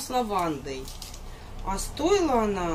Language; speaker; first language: Russian; native; Russian